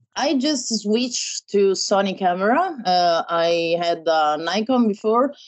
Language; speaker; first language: English; non-native, learner; Italian